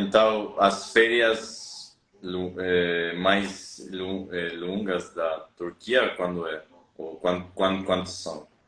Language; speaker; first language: Portuguese; non-native, learner; Spanish